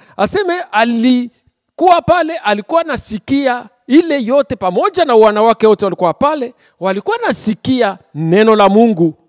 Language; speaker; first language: Swahili; native; Swahili